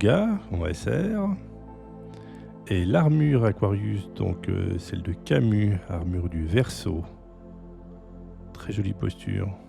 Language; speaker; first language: French; native; French